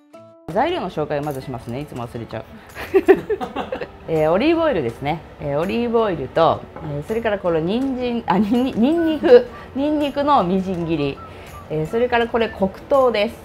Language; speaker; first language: Japanese; native; Japanese